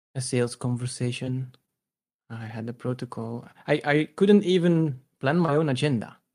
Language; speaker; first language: English; non-native, fluent; Dutch